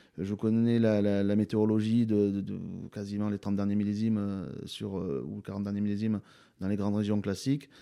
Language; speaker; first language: French; native; French